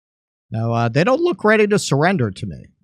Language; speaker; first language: English; native; English